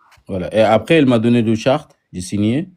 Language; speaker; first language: French; non-native, learner; Arabic